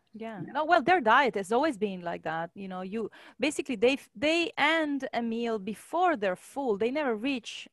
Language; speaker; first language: English; non-native, fluent; Italian